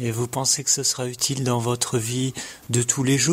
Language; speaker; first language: French; native; French